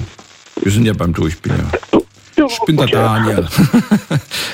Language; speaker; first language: German; native; German